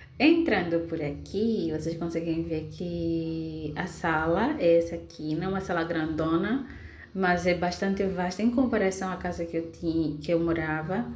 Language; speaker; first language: Portuguese; native; Portuguese